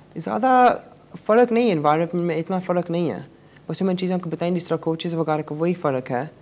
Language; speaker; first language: Urdu; native; Urdu